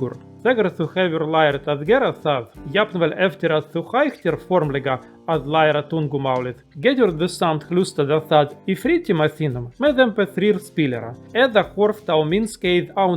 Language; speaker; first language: Icelandic; non-native, learner; Russian